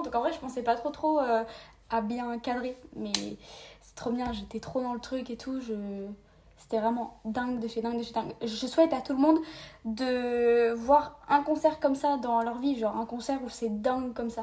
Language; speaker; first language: French; native; French